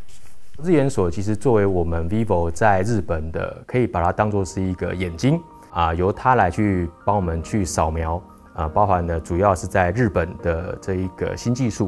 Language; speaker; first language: Chinese; native; Chinese